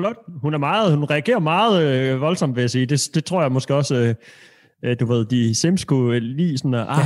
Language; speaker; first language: Danish; native; Danish